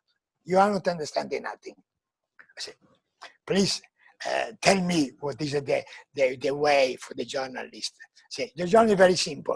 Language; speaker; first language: English; non-native, learner; Italian